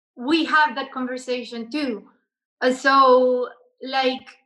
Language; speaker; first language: English; non-native, learner; Spanish